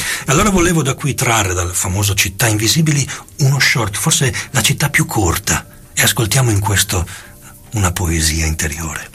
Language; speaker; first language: Italian; native; Italian